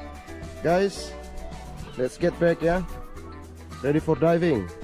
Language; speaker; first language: English; non-native, learner; Indonesian